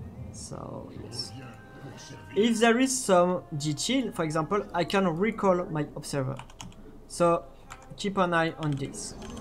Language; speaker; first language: English; non-native, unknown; French